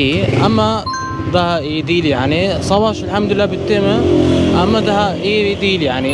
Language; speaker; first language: Turkish; non-native, learner; Arabic